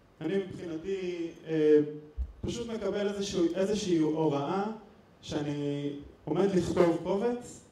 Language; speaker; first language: Hebrew; native; Hebrew